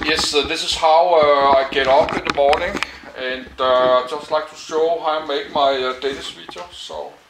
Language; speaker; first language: English; non-native, learner; Danish